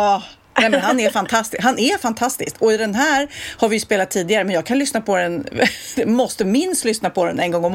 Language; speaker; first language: Swedish; native; Swedish